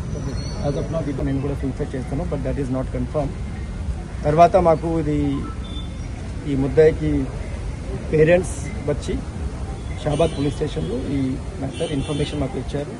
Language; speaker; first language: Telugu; non-native, local second language; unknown